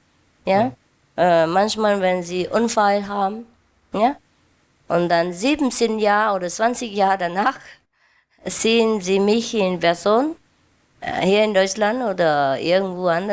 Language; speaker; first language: German; non-native, learner; Vietnamese